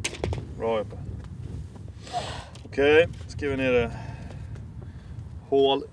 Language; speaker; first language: Swedish; native; Swedish